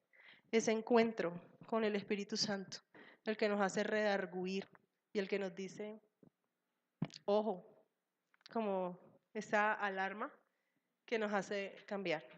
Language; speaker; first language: Spanish; native; Spanish